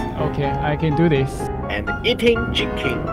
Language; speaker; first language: English; non-native, learner; Chinese